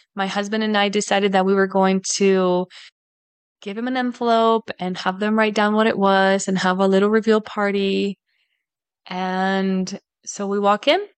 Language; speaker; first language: English; non-native, fluent; Spanish